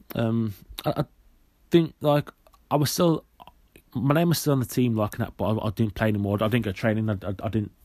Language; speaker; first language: English; native; English